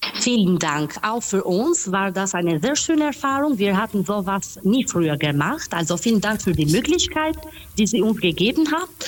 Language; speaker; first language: German; non-native, fluent; Albanian